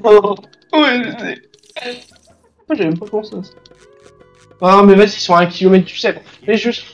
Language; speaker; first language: French; native; French